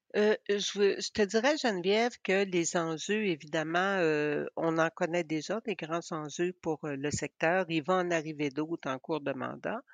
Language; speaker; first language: French; native; French